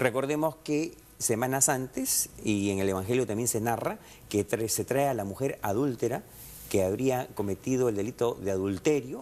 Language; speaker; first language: Spanish; native; Spanish